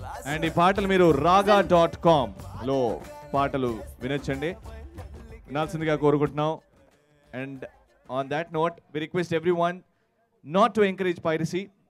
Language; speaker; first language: Telugu; native; Telugu